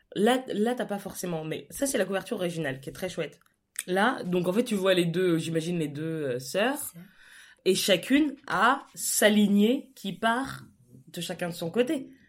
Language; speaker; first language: French; native; French